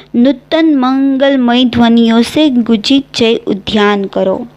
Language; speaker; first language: Hindi; non-native, local second language; Gujarati